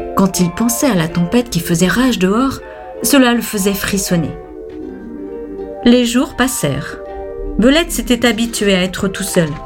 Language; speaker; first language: French; native; French